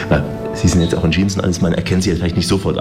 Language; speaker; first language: German; native; German